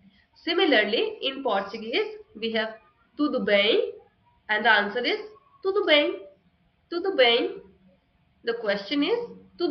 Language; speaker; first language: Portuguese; non-native, fluent; Hindi